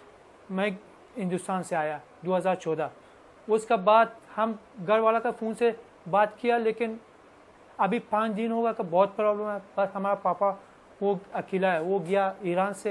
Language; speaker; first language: Hindi; non-native, learner; Persian